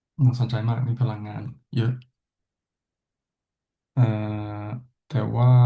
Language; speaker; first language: Thai; non-native, fluent; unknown